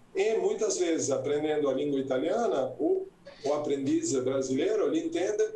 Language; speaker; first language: Portuguese; non-native, fluent; Italian